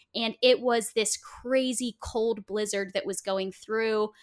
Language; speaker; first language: English; native; English